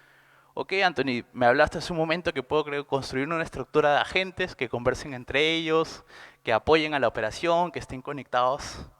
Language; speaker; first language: Spanish; native; Spanish